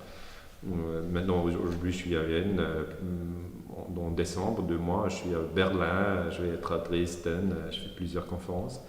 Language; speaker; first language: French; non-native, fluent; German